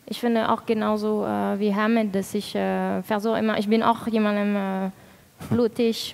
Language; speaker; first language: German; non-native, fluent; French